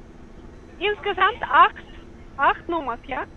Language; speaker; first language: German; non-native, learner; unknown